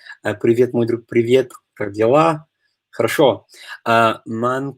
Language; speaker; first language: Russian; non-native, learner; English